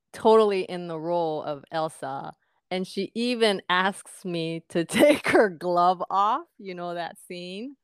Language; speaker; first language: English; non-native, fluent; Japanese